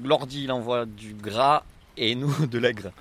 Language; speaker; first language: French; native; French